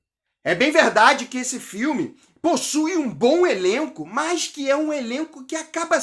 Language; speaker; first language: Portuguese; native; Portuguese